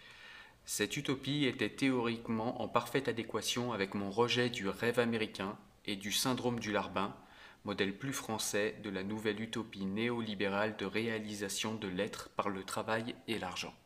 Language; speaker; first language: French; native; French